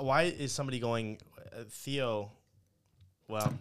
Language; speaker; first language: English; native; English